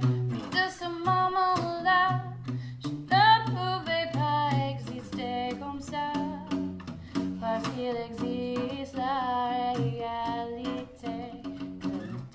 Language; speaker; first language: French; non-native, learner; English